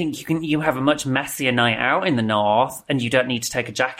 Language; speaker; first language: English; native; English